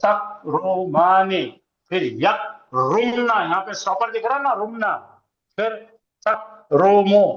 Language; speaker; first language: Hindi; native; Hindi